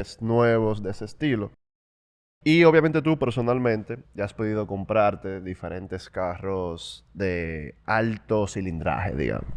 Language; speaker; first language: Spanish; native; Spanish